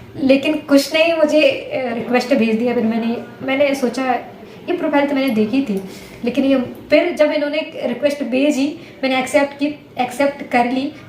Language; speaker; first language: Hindi; native; Hindi